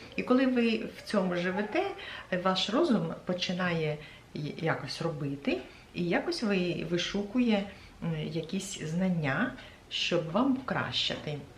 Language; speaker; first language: Ukrainian; native; Ukrainian